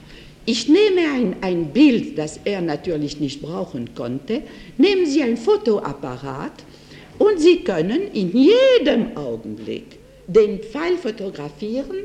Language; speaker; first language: German; non-native, fluent; French